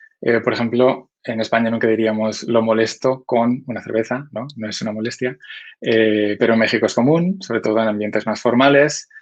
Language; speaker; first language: Spanish; native; Spanish